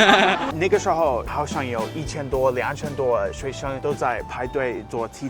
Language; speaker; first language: Chinese; non-native, fluent; English